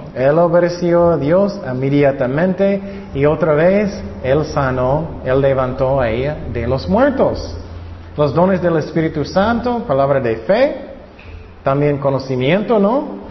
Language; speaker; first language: Spanish; non-native, fluent; English